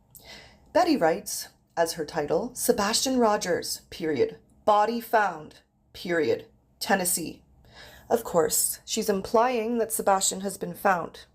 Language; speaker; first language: English; native; English